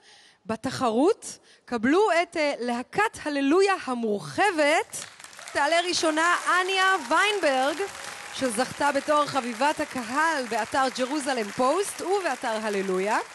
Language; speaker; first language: Hebrew; native; Hebrew